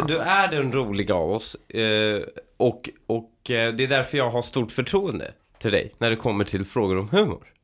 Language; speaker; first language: Swedish; early bilingual, other home language; Persian